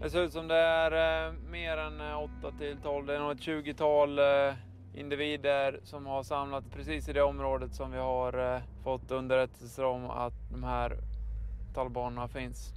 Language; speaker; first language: Swedish; native; Swedish